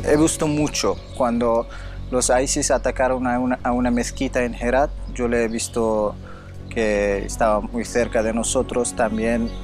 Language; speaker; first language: Spanish; non-native, fluent; Persian